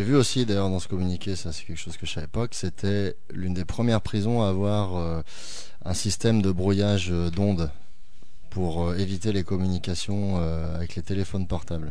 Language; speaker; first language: French; native; French